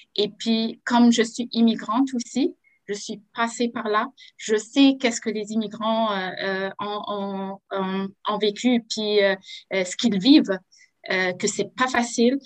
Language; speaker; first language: French; non-native, local second language; Arabic